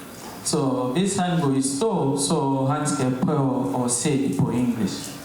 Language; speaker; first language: Danish; non-native, learner; French